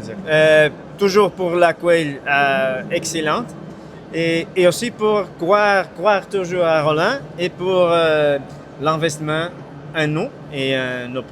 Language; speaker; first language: French; non-native, fluent; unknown